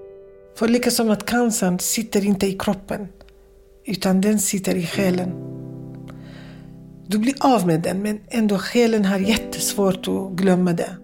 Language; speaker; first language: Swedish; non-native, fluent; Kurdish